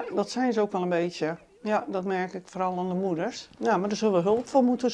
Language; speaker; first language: Dutch; native; Dutch